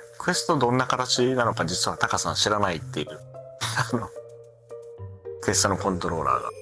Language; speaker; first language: Japanese; native; Japanese